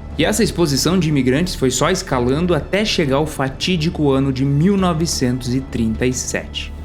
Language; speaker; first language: Portuguese; native; Portuguese